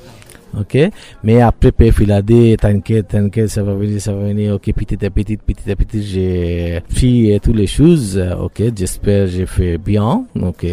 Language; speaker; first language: French; non-native, learner; Bangla